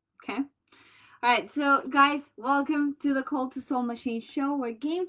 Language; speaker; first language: English; non-native, fluent; Spanish